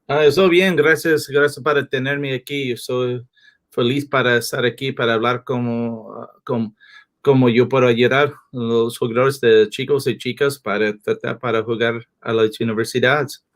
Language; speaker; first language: Spanish; non-native, learner; English